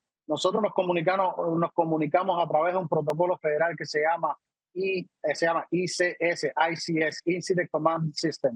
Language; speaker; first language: Spanish; native; Spanish